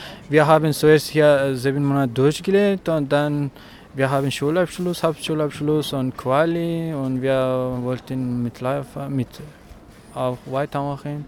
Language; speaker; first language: German; non-native, learner; Persian